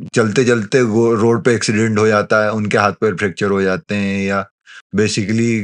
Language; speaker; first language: Hindi; native; Hindi